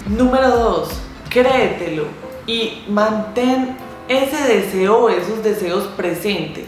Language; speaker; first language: Spanish; native; Spanish